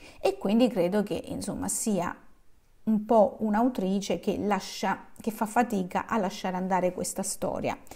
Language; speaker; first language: Italian; native; Italian